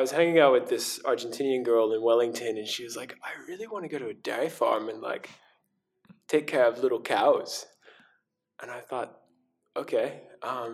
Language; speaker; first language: English; native; English